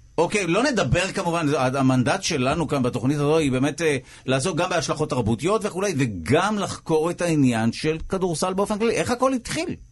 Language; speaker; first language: Hebrew; native; Hebrew